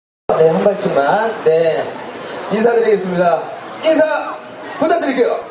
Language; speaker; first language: Korean; native; Korean